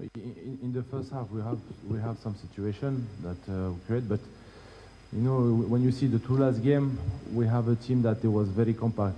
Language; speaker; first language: English; non-native, learner; Arabic